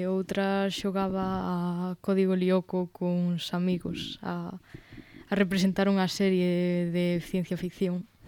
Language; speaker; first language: Galician; native; Galician